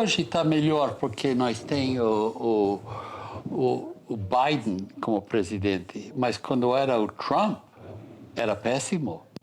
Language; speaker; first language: Portuguese; non-native, fluent; English